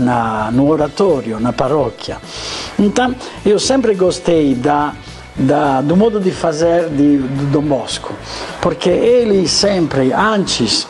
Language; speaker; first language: Portuguese; non-native, fluent; Italian